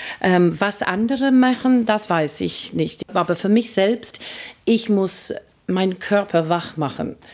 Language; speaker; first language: German; non-native, fluent; English